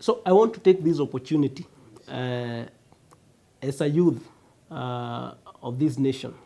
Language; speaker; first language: English; non-native, local second language; Kikuyu